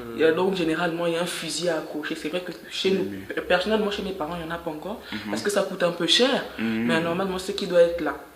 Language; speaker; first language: French; non-native, local second language; Fang